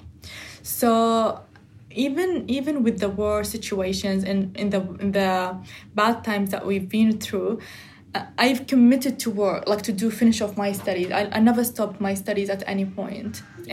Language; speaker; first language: English; non-native, fluent; Arabic